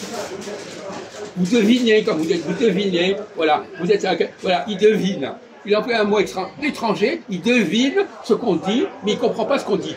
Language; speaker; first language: French; native; French